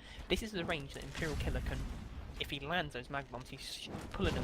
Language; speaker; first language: English; native; English